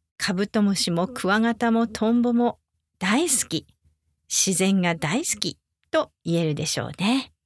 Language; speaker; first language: Japanese; native; Japanese